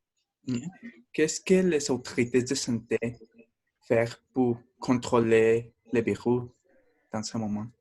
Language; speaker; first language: French; non-native, learner; Spanish